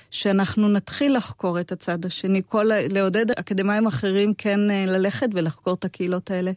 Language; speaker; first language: Hebrew; native; Hebrew